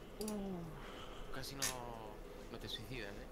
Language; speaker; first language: Spanish; native; Spanish